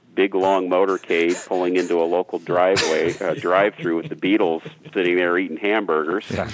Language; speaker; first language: English; native; English